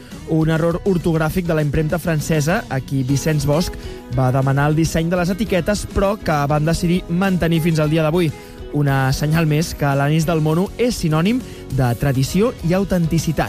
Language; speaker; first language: Catalan; native; Catalan